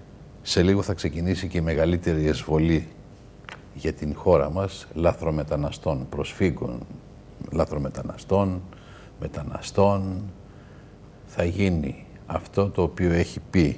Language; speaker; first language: Greek; native; Greek